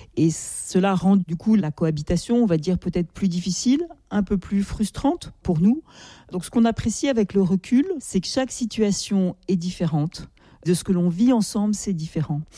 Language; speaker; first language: French; native; French